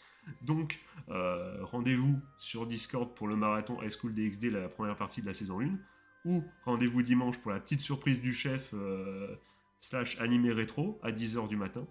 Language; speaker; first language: French; native; French